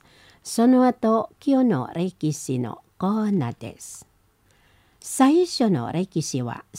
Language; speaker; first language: Japanese; non-native, learner; Indonesian